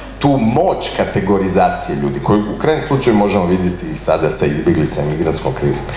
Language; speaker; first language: Croatian; native; Croatian